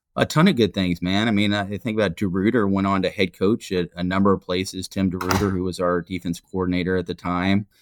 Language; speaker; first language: English; native; English